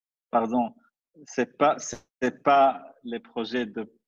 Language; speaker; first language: French; non-native, fluent; Arabic